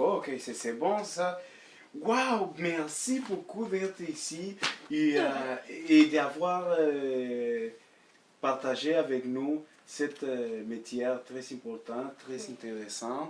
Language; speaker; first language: French; early bilingual, other home language; Spanish